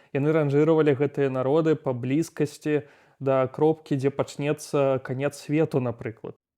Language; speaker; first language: Belarusian; native; Belarusian